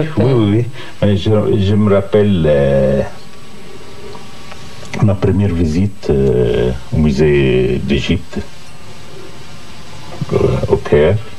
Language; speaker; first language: French; non-native, fluent; Arabic